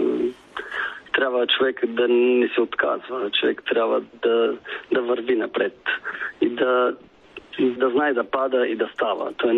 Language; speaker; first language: Bulgarian; non-native, fluent; Italian